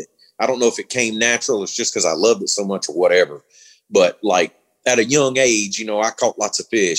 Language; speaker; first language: English; native; English